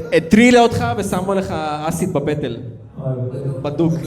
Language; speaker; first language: Hebrew; native; Hebrew